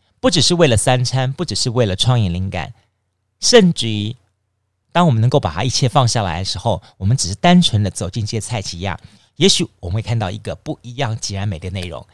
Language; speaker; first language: Chinese; native; Chinese